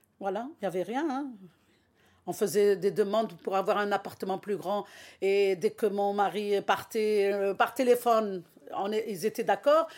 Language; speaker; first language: French; non-native, local second language; Arabic